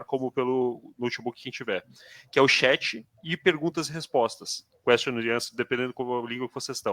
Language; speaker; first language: Portuguese; native; Portuguese